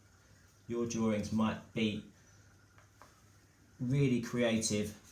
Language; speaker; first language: English; native; English